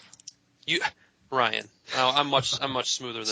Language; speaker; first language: English; native; English